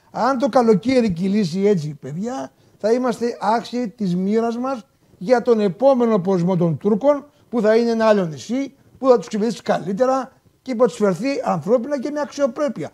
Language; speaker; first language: Greek; native; Greek